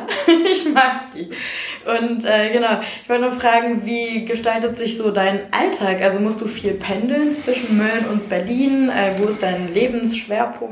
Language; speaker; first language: German; native; German